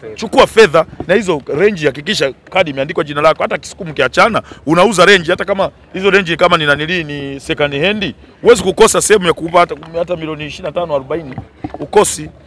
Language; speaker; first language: Swahili; native; Swahili